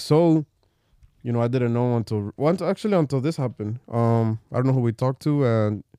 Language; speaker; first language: English; early bilingual, other home language; Spanish